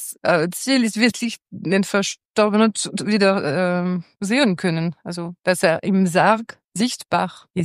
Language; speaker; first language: German; non-native, local second language; French